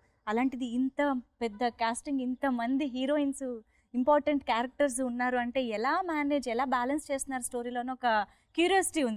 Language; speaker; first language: Telugu; native; Telugu